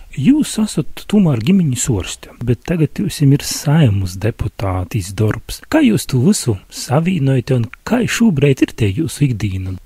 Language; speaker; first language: Latvian; native; Latvian